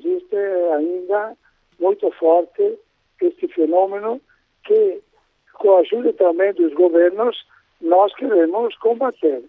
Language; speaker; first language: Portuguese; non-native, fluent; Italian